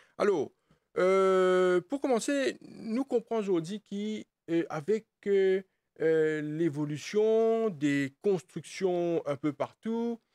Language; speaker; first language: French; non-native, local second language; Morisyen